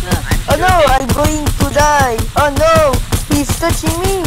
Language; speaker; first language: English; non-native, learner; French